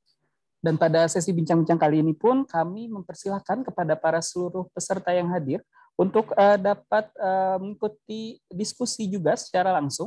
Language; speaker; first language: Indonesian; native; Indonesian